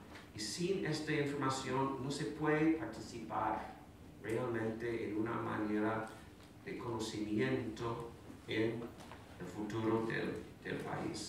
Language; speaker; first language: Spanish; non-native, fluent; English